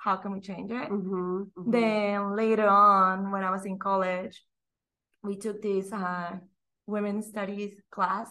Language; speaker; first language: English; non-native, fluent; Spanish